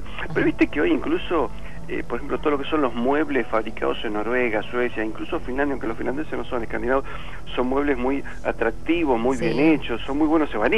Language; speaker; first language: Spanish; native; Spanish